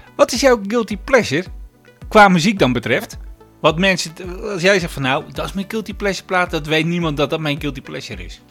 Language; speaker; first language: Dutch; native; Dutch